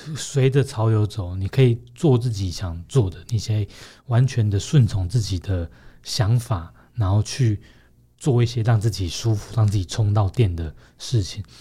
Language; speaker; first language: Chinese; native; Chinese